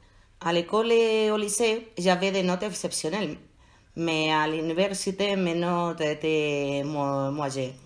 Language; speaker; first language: French; non-native, learner; Spanish